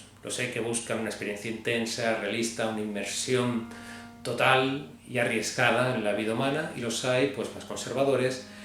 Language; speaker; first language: Spanish; native; Spanish